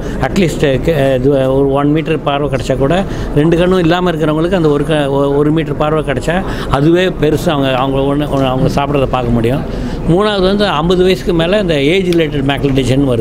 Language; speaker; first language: Tamil; native; Tamil